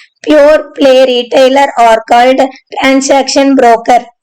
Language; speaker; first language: English; non-native, local second language; Tamil